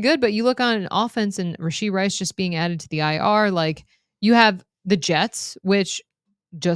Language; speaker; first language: English; native; English